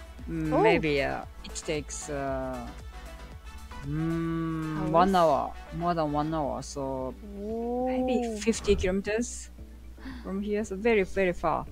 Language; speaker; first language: English; non-native, learner; Japanese